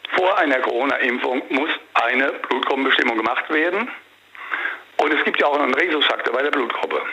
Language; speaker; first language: German; native; German